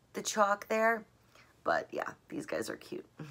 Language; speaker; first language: English; native; English